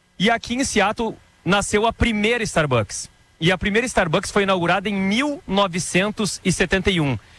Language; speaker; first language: Portuguese; native; Portuguese